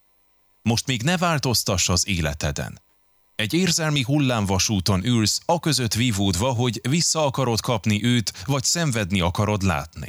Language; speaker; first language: Hungarian; native; Hungarian